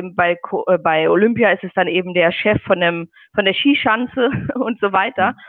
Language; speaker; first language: German; native; German